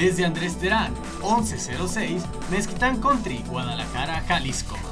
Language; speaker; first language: Spanish; native; Spanish